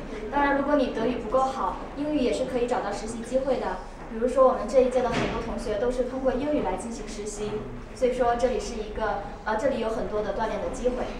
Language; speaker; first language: Chinese; native; Chinese